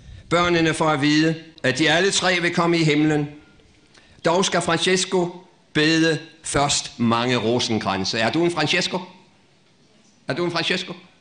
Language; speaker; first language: Danish; native; Danish